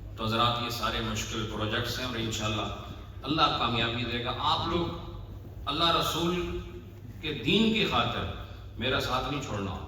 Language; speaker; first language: Urdu; non-native, local second language; Punjabi